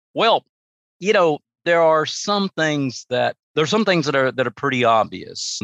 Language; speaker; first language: English; native; English